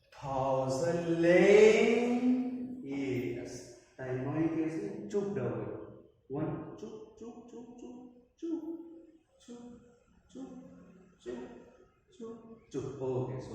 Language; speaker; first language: Vietnamese; non-native, learner; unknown